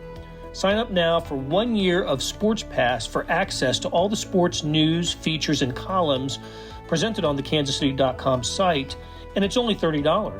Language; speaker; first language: English; native; English